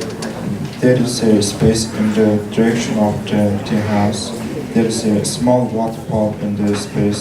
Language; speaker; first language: English; non-native, learner; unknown